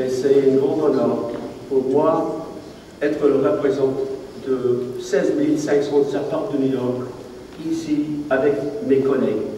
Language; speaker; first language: French; non-native, learner; English